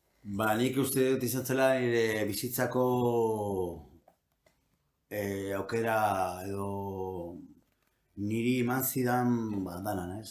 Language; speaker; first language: Basque; non-native, local second language; Spanish